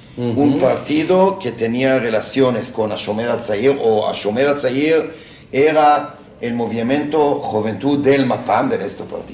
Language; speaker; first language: Spanish; non-native, fluent; Hebrew